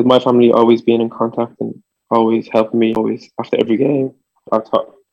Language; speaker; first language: English; early bilingual, other home language; French